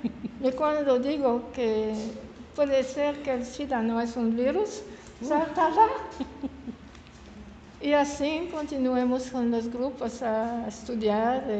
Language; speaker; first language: Spanish; non-native, learner; French